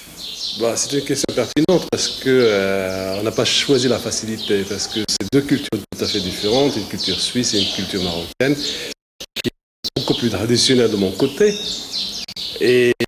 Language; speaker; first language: French; non-native, local second language; Arabic